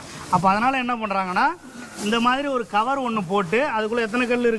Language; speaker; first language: Tamil; native; Tamil